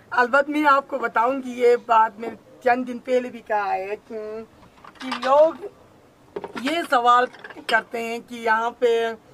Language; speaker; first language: Urdu; non-native, local second language; Burmese